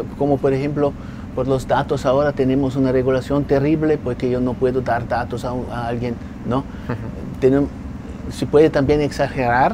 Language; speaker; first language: Spanish; non-native, fluent; German